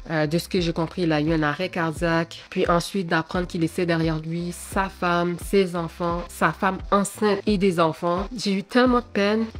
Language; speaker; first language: French; early bilingual, other home language; Haitian Creole